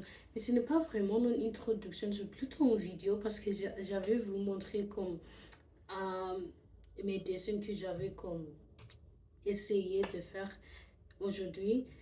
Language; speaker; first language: French; non-native, learner; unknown